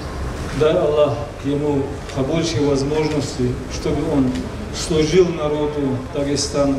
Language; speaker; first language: Russian; non-native, local second language; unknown